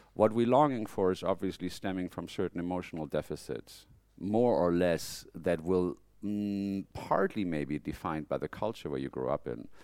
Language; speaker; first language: English; non-native, fluent; German